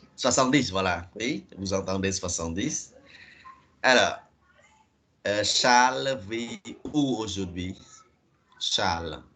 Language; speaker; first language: French; non-native, fluent; Khmer